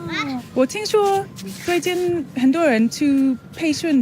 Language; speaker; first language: Chinese; non-native, learner; English